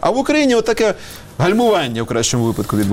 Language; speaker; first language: Ukrainian; native; Ukrainian